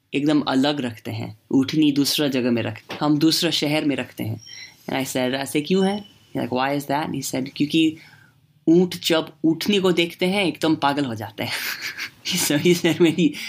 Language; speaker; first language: Hindi; non-native, fluent; English